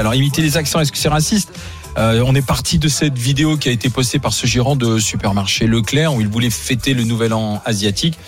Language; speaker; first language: French; native; French